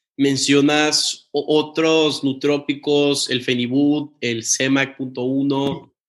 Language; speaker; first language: Spanish; native; Spanish